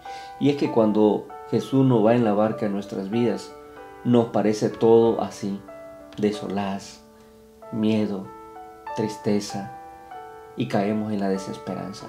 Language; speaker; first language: Spanish; native; Spanish